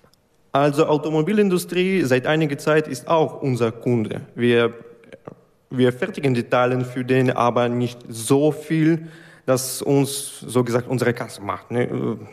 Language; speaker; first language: German; non-native, fluent; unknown